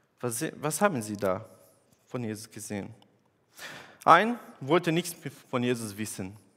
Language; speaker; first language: German; non-native, fluent; Portuguese